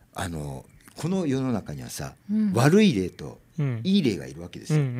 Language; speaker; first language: Japanese; native; Japanese